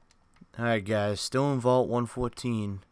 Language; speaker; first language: English; native; English